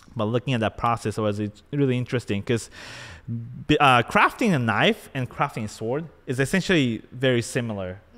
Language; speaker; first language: English; non-native, fluent; Japanese